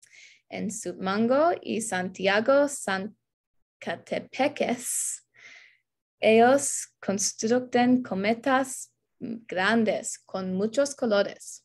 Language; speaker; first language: Spanish; non-native, learner; English